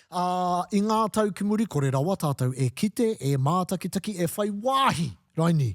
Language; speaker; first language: Māori; non-native, local second language; English